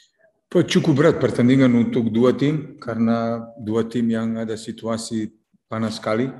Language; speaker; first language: Indonesian; non-native, fluent; Serbian